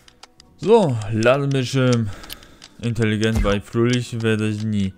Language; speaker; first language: German; non-native, learner; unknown